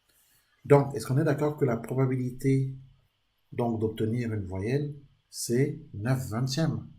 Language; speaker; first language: French; native; French